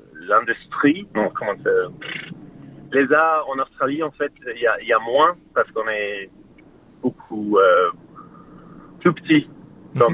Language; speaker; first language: French; non-native, learner; English